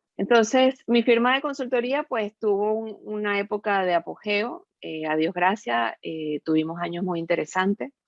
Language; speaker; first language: Spanish; native; Spanish